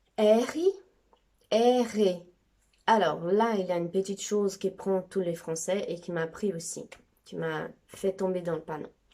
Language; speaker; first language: French; non-native, fluent; Portuguese